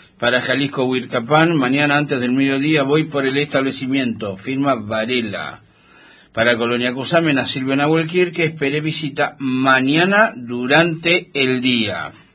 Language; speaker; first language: Spanish; native; Spanish